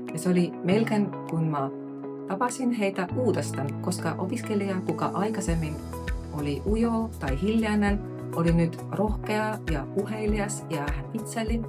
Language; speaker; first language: Finnish; non-native, fluent; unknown